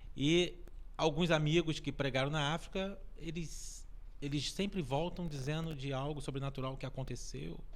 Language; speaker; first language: Portuguese; native; Portuguese